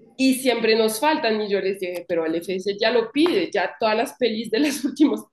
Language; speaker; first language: Spanish; non-native, fluent; French